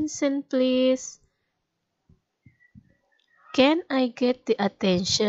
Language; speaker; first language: English; non-native, fluent; Indonesian